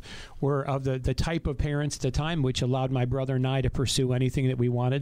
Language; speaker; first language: English; native; English